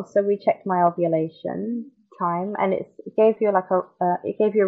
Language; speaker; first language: English; native; English